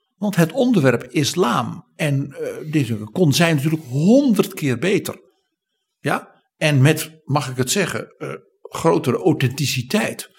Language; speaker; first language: Dutch; native; Dutch